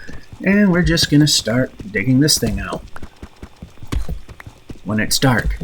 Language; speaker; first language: English; native; English